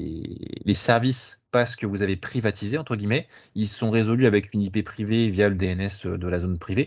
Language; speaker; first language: French; native; French